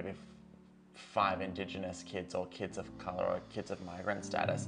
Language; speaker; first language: English; native; English